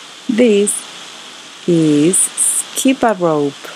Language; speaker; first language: English; non-native, fluent; Spanish